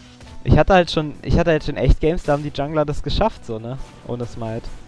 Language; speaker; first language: German; native; German